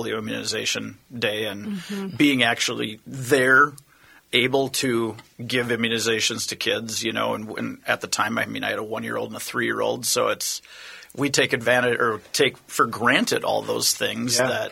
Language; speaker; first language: English; native; English